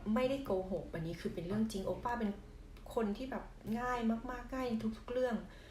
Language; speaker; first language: Thai; non-native, local second language; Northeastern Thai